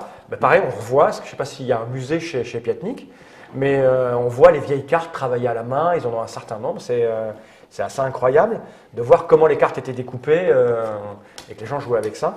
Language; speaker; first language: French; native; French